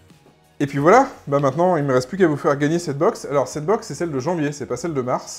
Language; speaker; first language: French; native; French